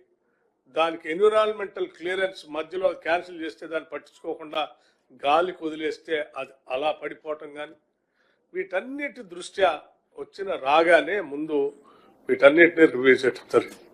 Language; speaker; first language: Telugu; native; Telugu